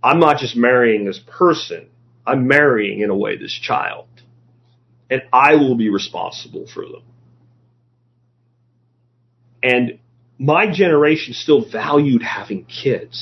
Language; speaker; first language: English; native; English